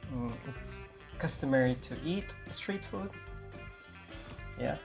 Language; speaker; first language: English; non-native, local second language; Filipino